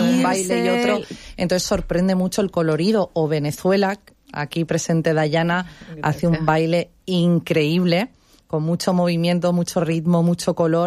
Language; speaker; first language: Spanish; native; Spanish